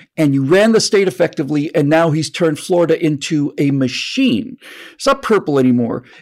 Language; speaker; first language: English; native; English